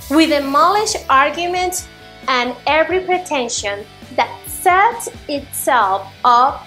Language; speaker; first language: English; non-native, fluent; Spanish